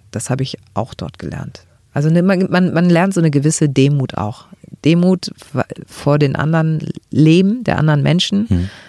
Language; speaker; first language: German; early bilingual, other home language; Greek